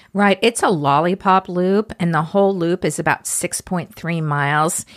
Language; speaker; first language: English; native; English